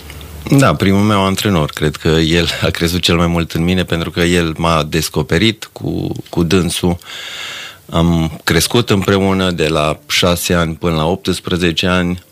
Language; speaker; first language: Romanian; native; Romanian